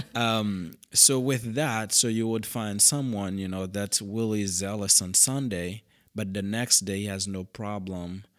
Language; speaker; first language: English; non-native, fluent; Haitian Creole